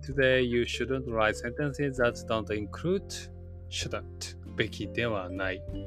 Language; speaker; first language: English; non-native, fluent; Japanese